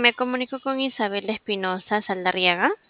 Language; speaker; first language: Spanish; native; Spanish